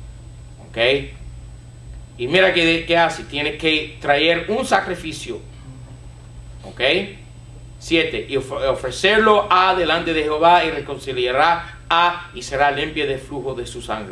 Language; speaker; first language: Spanish; non-native, fluent; English